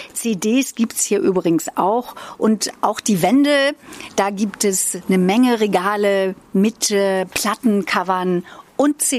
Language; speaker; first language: German; native; German